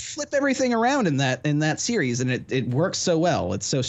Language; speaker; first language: English; native; English